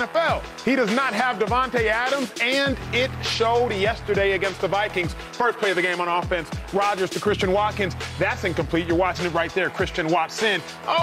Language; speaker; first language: English; native; English